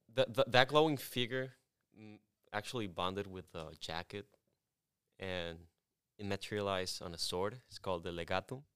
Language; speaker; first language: English; non-native, fluent; Spanish